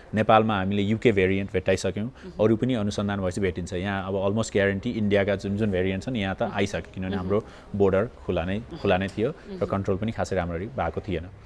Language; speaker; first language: Nepali; native; Nepali